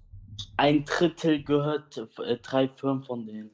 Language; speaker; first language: German; non-native, learner; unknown